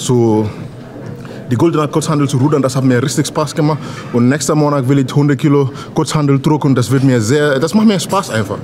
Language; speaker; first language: German; non-native, fluent; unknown